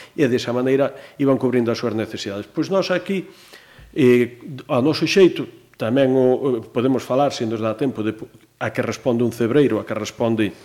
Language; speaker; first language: Galician; native; Galician